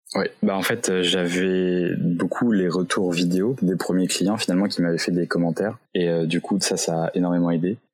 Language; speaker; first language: French; native; French